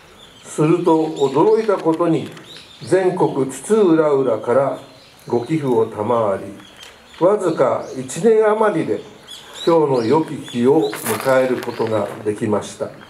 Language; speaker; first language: Japanese; native; Japanese